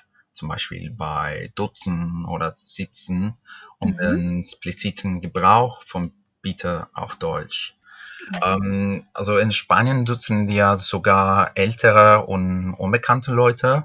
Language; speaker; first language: German; non-native, fluent; Spanish